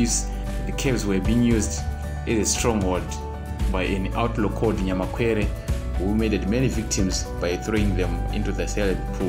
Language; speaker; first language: English; non-native, local second language; Shona